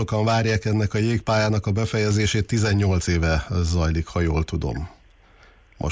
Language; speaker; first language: Hungarian; native; Hungarian